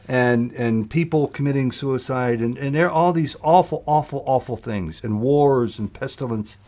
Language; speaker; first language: English; native; English